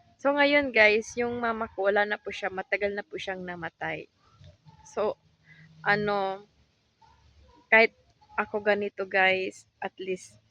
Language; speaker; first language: Filipino; non-native, local second language; Bikol